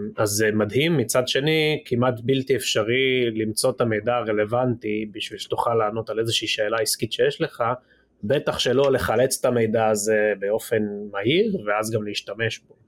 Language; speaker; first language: Hebrew; native; Hebrew